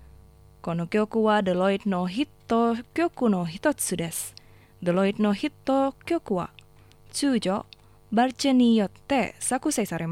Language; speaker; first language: Japanese; non-native, learner; Indonesian